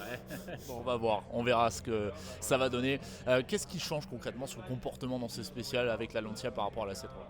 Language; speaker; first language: French; native; French